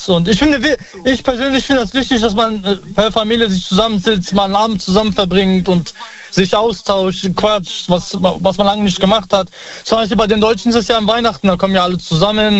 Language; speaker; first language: German; early bilingual, other home language; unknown